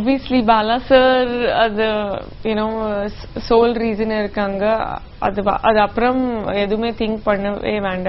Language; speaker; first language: Tamil; non-native, local second language; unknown